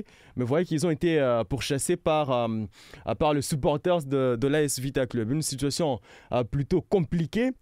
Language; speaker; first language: French; non-native, local second language; Lingala